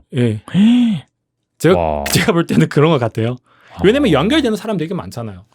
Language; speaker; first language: Korean; early bilingual, heritage; Korean